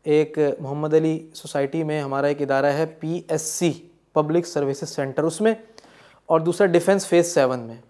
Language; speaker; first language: Urdu; native; Urdu